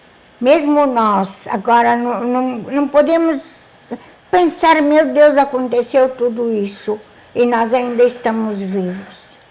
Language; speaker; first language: Portuguese; non-native, fluent; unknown